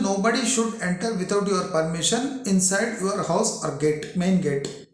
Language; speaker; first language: English; non-native, local second language; Telugu